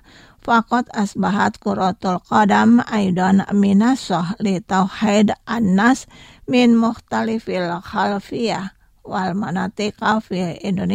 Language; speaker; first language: Arabic; non-native, fluent; Indonesian